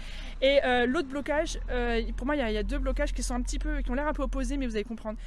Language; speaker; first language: French; native; French